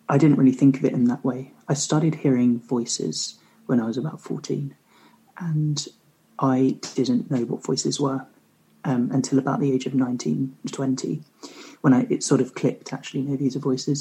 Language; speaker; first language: English; native; English